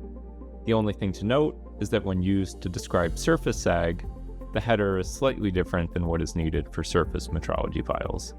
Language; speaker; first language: English; native; English